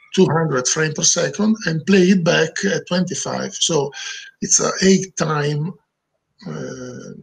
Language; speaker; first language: English; non-native, learner; Italian